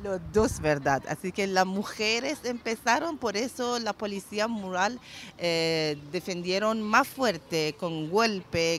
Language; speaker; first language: Spanish; non-native, learner; Persian